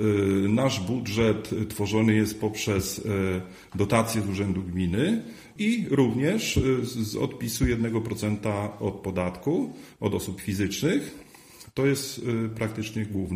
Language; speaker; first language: Polish; native; Polish